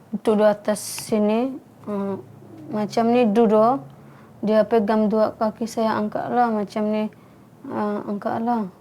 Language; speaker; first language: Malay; non-native, learner; Bangla